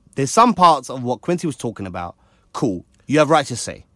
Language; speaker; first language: English; early bilingual, other home language; Hindi